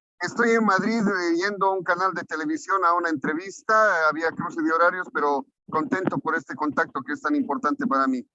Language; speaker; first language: Spanish; native; Spanish